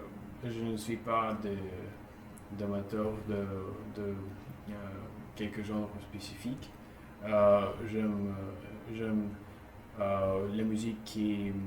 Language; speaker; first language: French; non-native, learner; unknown